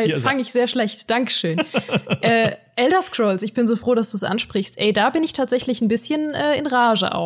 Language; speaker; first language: German; native; German